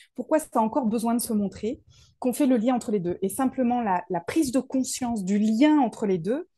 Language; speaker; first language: French; native; French